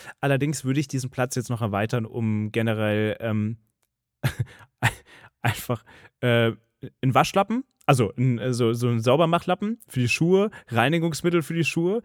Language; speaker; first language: German; native; German